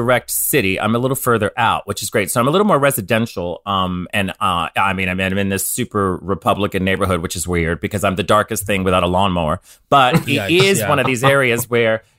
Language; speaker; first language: English; native; English